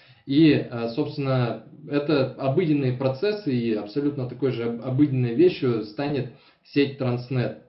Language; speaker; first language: Russian; native; Russian